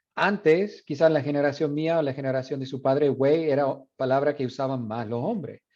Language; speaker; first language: Spanish; non-native, fluent; English